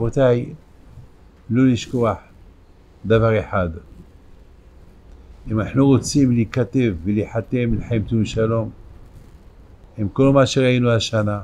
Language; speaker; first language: Hebrew; non-native, fluent; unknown